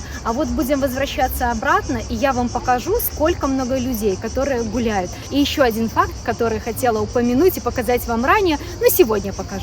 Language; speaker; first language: Russian; native; Russian